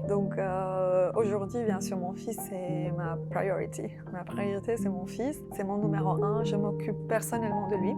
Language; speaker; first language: French; non-native, fluent; Spanish